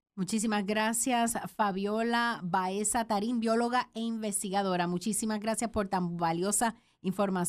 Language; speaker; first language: Spanish; native; Spanish